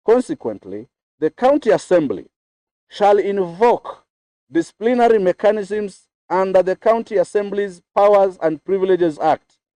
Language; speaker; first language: English; non-native, local second language; Swahili